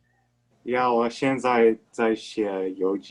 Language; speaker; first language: Chinese; non-native, learner; English